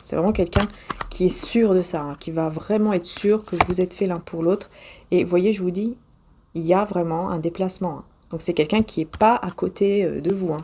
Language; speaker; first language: French; native; French